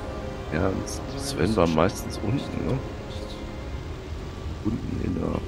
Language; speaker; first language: German; native; German